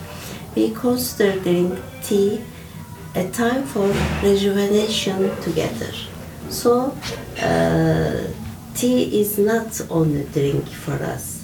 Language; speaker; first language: English; non-native, learner; Turkish